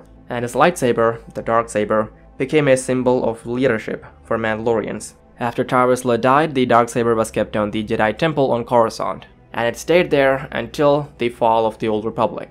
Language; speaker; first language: English; native; English